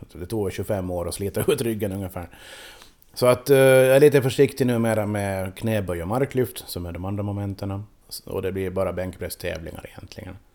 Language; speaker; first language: Swedish; native; Swedish